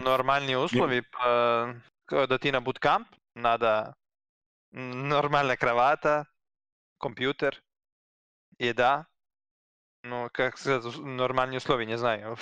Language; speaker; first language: Russian; non-native, learner; Serbian